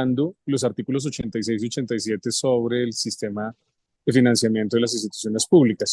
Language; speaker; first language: Spanish; native; Spanish